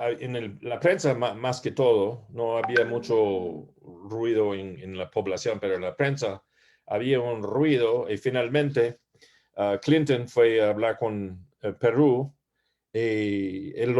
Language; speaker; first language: Spanish; non-native, learner; English